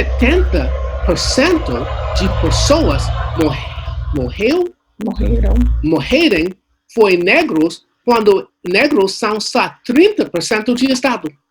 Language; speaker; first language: Portuguese; non-native, learner; English